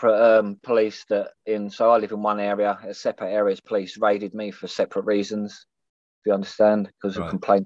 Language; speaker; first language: English; native; English